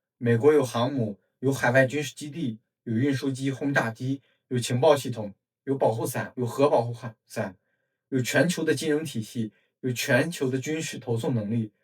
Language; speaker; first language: Chinese; non-native, fluent; English